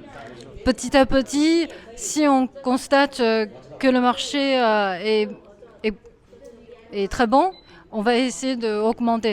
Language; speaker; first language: French; non-native, fluent; Chinese